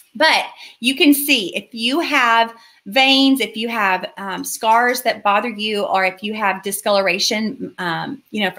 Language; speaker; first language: English; native; English